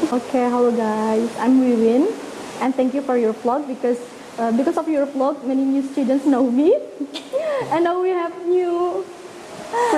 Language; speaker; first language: English; non-native, learner; Indonesian